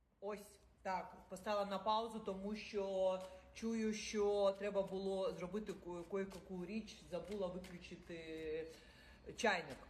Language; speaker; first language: Ukrainian; non-native, local second language; Russian